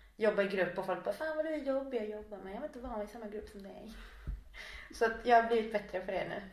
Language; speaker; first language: Swedish; native; Swedish